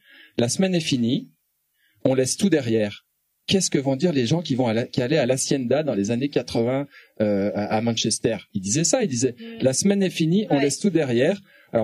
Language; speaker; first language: French; native; French